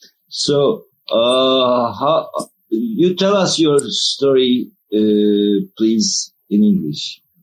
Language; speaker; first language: English; non-native, fluent; Turkish